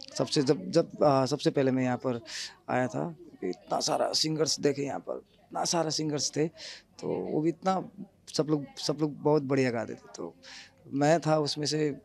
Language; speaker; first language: Hindi; non-native, local second language; Nepali